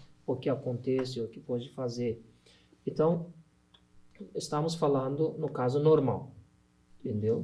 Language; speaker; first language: Portuguese; non-native, learner; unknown